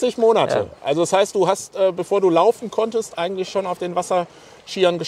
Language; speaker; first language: German; native; German